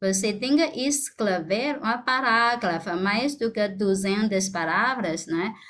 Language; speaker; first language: Portuguese; non-native, fluent; Chinese